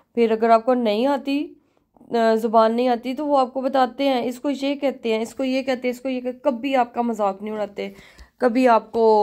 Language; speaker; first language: Urdu; native; Urdu